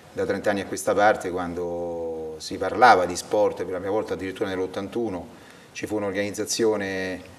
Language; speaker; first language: Italian; native; Italian